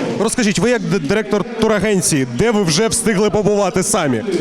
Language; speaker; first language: Ukrainian; native; Ukrainian